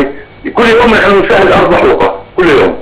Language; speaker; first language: Arabic; native; Arabic